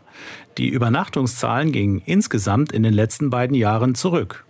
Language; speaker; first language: German; native; German